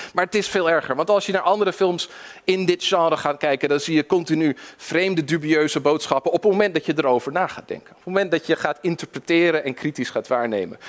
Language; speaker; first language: Dutch; early bilingual, other home language; English